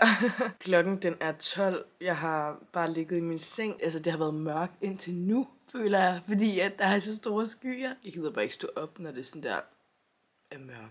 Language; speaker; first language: Danish; native; Danish